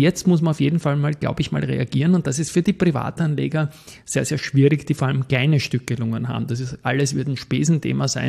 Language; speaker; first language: German; native; German